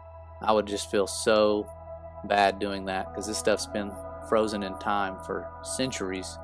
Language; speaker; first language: English; native; English